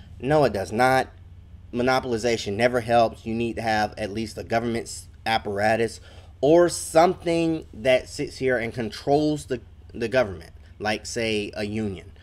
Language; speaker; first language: English; native; English